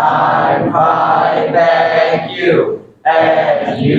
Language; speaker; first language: English; non-native, learner; Indonesian